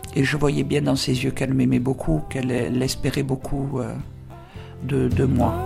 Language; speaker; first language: French; native; French